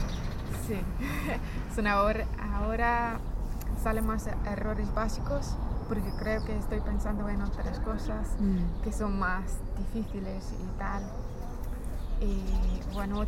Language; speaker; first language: Spanish; non-native, fluent; English